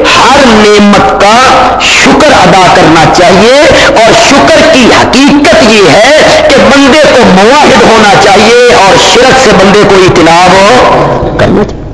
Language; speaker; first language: Urdu; non-native, local second language; Punjabi